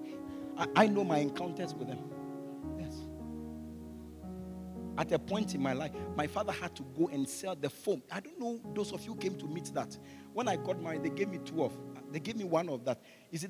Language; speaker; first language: English; non-native, local second language; Ga